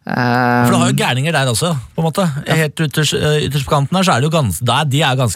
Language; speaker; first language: Norwegian; native; Norwegian